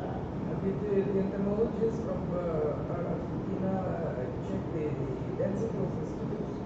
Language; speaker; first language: English; non-native, fluent; Spanish